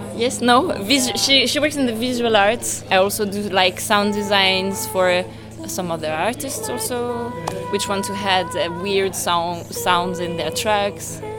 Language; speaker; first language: English; non-native, fluent; French